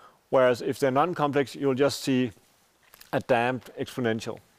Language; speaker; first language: English; non-native, fluent; Danish